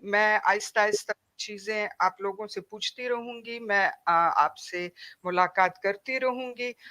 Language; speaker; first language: Hindi; non-native, fluent; Pashto